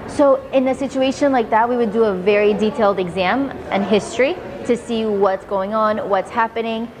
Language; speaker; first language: English; early bilingual, other home language; Arabic